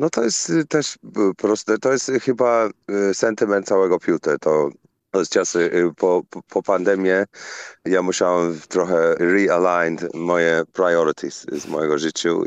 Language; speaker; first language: Polish; non-native, learner; English